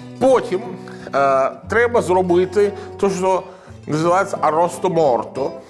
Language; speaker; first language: Ukrainian; non-native, learner; Italian